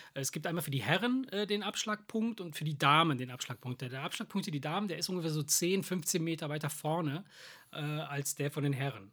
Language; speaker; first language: German; early bilingual, other home language; Italian